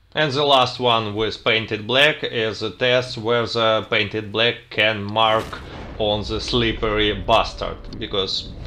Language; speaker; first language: English; non-native, fluent; Russian